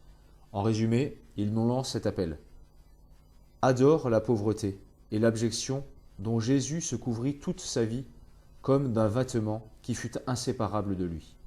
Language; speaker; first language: French; native; French